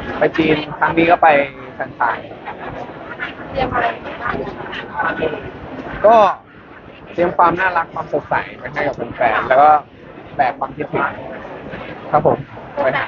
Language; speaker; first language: Thai; native; Thai